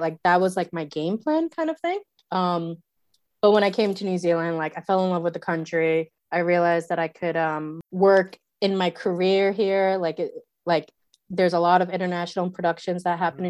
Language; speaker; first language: English; native; English